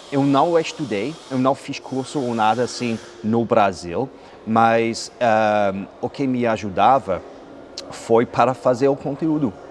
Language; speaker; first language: Portuguese; non-native, fluent; English